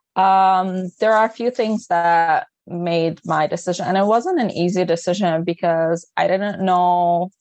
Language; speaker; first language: English; non-native, fluent; Arabic